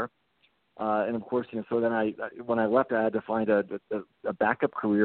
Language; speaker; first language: English; early bilingual, other home language; Japanese